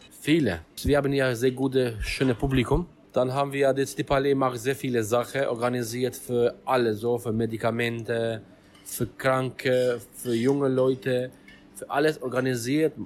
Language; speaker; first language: German; non-native, learner; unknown